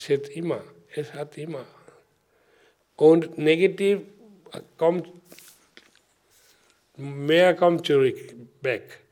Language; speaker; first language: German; non-native, learner; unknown